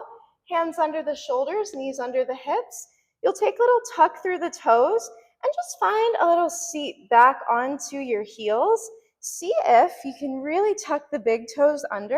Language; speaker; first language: English; native; English